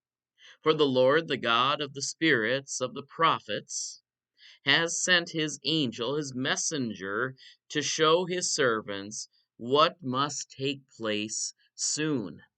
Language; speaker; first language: English; native; English